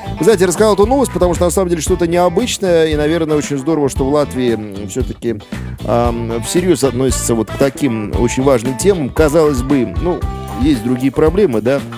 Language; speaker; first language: Russian; native; Russian